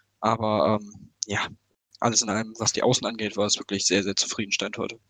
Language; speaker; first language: German; native; German